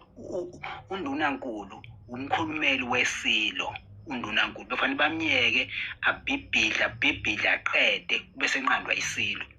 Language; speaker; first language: Zulu; native; Zulu